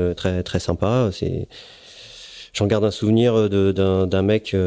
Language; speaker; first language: French; native; French